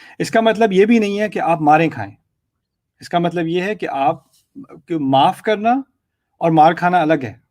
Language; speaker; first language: Urdu; early bilingual, heritage; Urdu